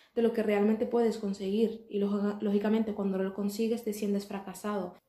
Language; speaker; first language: Spanish; early bilingual, other home language; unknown